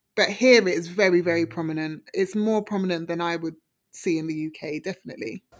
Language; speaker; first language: English; native; English